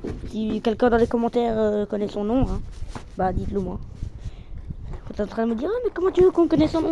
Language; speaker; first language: French; native; French